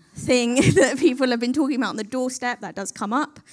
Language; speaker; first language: English; native; English